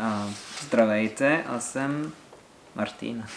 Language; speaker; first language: Bulgarian; non-native, learner; French